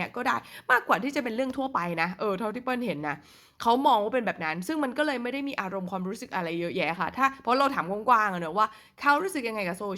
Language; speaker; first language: Thai; native; Thai